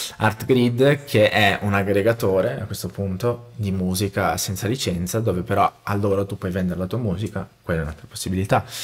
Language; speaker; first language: Italian; non-native, fluent; Portuguese